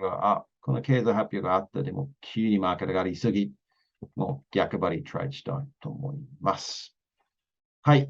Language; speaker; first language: Japanese; non-native, learner; English